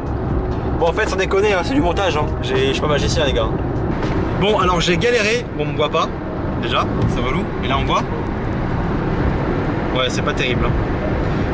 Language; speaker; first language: French; native; French